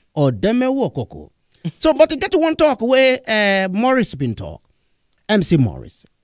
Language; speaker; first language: Nigerian Pidgin; non-native, local second language; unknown